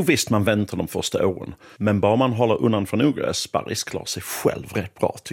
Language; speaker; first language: Swedish; native; Swedish